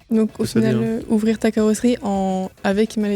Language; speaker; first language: French; native; French